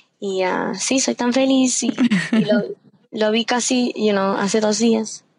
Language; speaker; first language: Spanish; early bilingual, heritage; Spanish